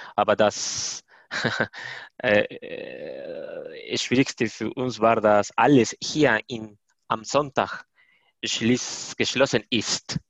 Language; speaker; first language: German; non-native, learner; Spanish